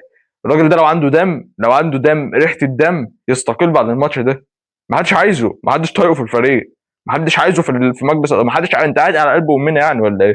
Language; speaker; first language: Arabic; native; Arabic